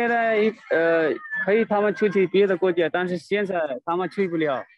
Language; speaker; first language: Chinese; non-native, learner; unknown